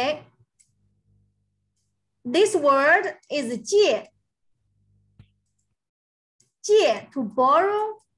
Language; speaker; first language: English; non-native, fluent; Chinese